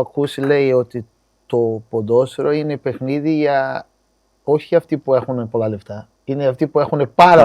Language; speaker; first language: Greek; non-native, fluent; Portuguese